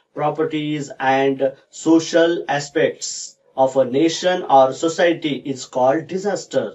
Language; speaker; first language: English; non-native, local second language; Marathi